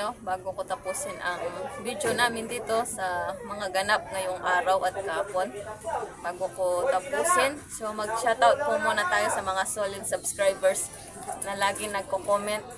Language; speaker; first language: Filipino; non-native, local second language; Pampanga